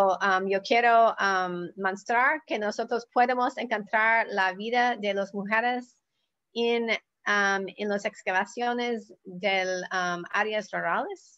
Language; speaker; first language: Spanish; non-native, learner; English